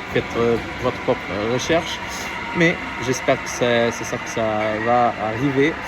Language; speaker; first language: French; non-native, learner; Portuguese